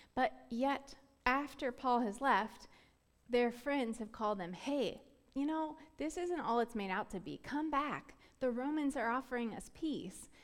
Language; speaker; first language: English; native; English